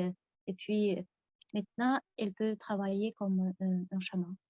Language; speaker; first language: French; non-native, fluent; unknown